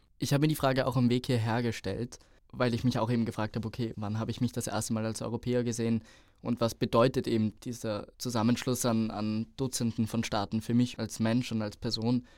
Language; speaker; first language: German; native; German